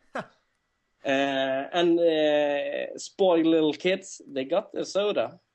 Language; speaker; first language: English; non-native, fluent; Swedish